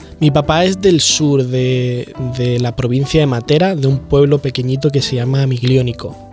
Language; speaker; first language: Spanish; native; Spanish